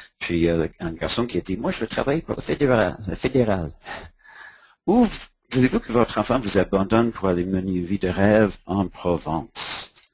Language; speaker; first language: French; non-native, local second language; English